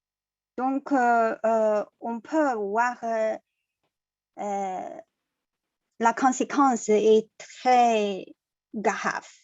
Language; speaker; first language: French; non-native, learner; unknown